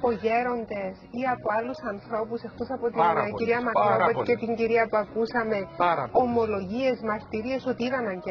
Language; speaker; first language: Greek; native; Greek